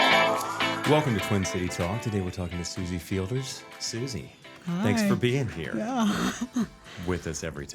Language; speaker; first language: English; native; English